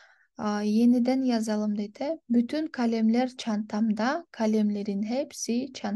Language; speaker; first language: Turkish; non-native, fluent; Kyrgyz